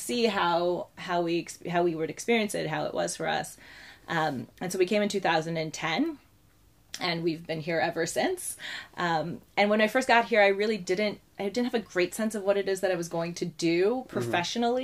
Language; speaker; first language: English; native; English